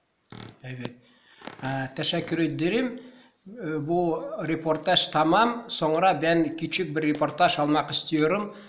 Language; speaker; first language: Turkish; non-native, learner; Tatar